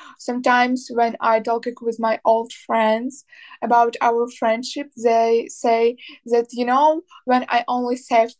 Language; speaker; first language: English; non-native, learner; Ukrainian